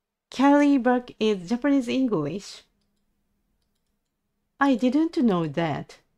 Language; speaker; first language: English; non-native, learner; Japanese